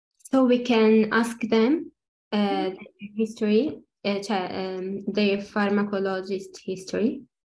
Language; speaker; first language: English; non-native, learner; Italian